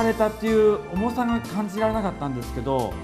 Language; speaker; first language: Japanese; native; Japanese